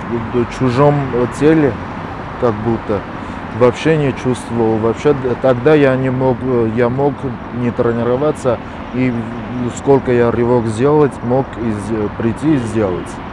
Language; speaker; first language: Russian; non-native, fluent; Armenian